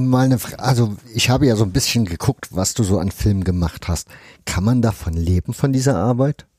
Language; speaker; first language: German; native; German